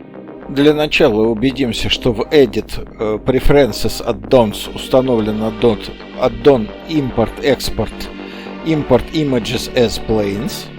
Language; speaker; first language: Russian; native; Russian